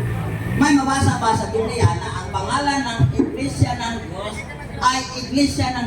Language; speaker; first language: Filipino; non-native, local second language; Cebuano